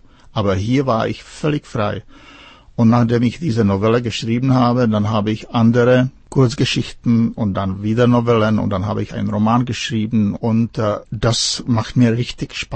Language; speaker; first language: German; non-native, fluent; Czech